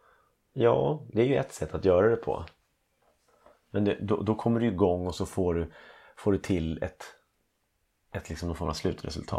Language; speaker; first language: Swedish; native; Swedish